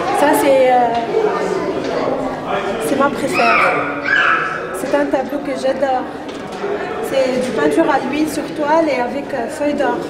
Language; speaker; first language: French; non-native, local second language; Arabic